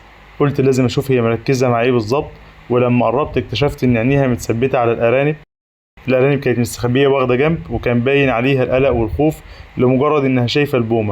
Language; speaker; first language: Arabic; native; Arabic